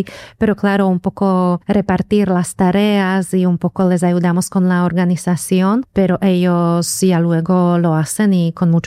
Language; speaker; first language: Spanish; non-native, fluent; Slovak